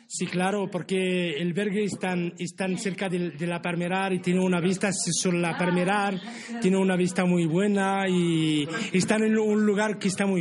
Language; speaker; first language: Spanish; non-native, learner; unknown